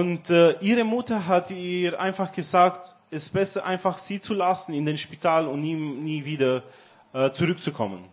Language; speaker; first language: German; non-native, learner; Romanian